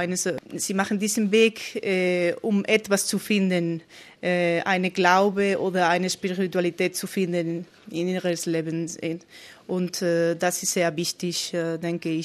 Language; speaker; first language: German; non-native, fluent; Spanish